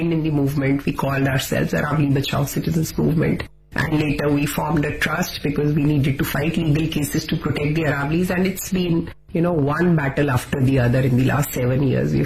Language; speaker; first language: English; non-native, local second language; Hindi